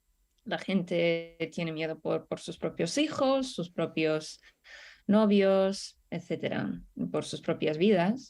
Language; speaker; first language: Spanish; non-native, fluent; Russian